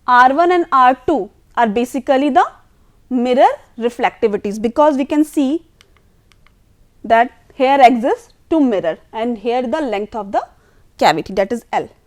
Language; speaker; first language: English; non-native, local second language; Hindi